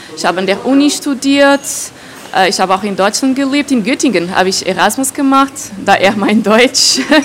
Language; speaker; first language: German; non-native, fluent; Portuguese